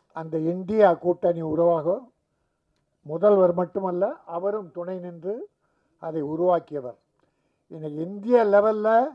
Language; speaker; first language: Tamil; native; Tamil